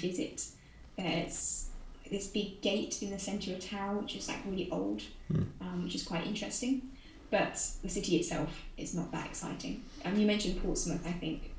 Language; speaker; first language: English; native; English